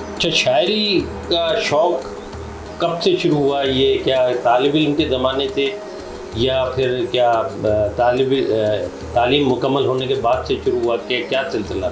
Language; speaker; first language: Urdu; native; Urdu